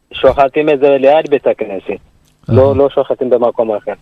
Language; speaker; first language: Hebrew; early bilingual, other home language; Amharic